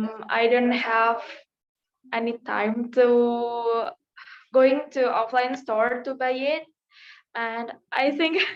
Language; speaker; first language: English; non-native, learner; Indonesian